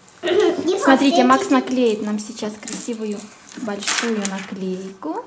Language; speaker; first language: Russian; native; Russian